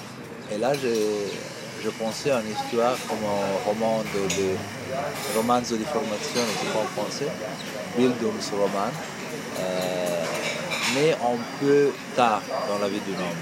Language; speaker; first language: French; non-native, fluent; Italian